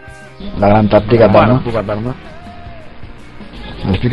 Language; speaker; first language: Spanish; native; Spanish